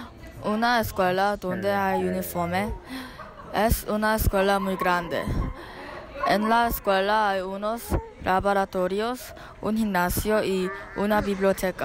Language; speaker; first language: Spanish; non-native, learner; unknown